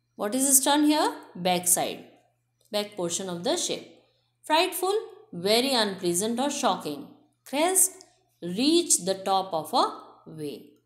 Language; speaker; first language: English; non-native, local second language; Hindi